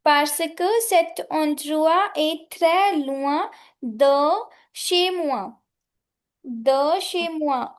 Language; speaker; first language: French; non-native, fluent; Punjabi